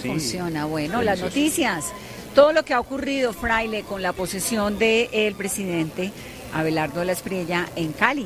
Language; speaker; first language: Spanish; native; Spanish